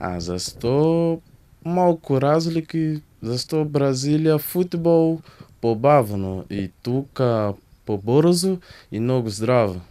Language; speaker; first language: Bulgarian; non-native, learner; Portuguese